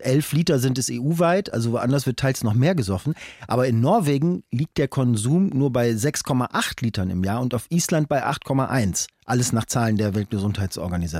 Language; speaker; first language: German; native; German